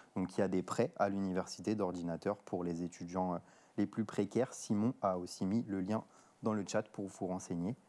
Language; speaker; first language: French; native; French